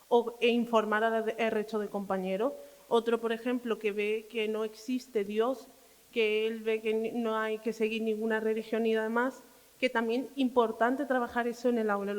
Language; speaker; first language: Spanish; early bilingual, other home language; Arabic